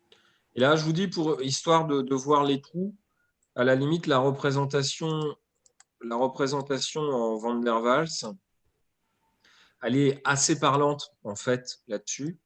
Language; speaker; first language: French; native; French